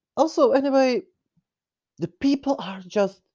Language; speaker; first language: English; non-native, fluent; Czech